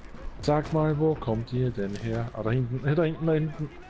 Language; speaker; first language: German; native; German